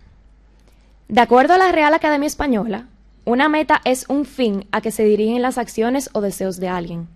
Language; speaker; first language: Spanish; early bilingual, heritage; Spanish